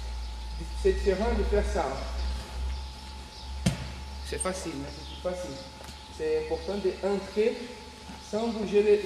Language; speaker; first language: French; non-native, learner; Portuguese